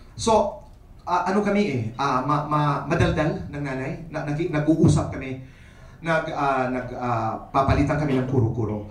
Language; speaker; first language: Filipino; non-native, local second language; Waray